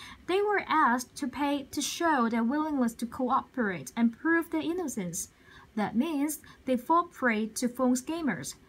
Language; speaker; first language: English; non-native, local second language; Cantonese